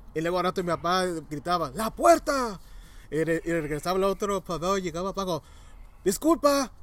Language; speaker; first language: Spanish; early bilingual, heritage; Spanish